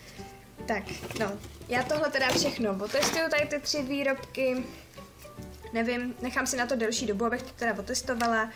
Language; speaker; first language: Czech; native; Czech